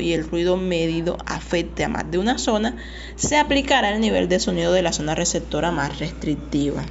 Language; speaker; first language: Spanish; native; Spanish